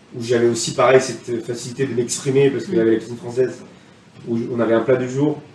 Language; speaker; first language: French; non-native, fluent; Spanish